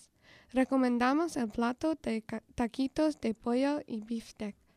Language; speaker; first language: Spanish; non-native, fluent; English